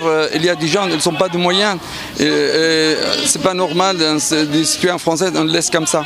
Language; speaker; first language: French; non-native, fluent; Arabic